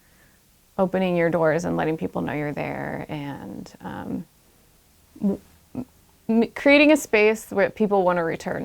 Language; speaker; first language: English; native; English